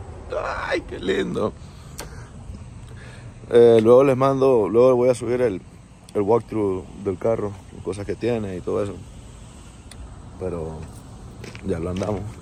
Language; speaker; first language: Spanish; native; Spanish